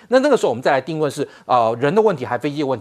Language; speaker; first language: Chinese; native; Chinese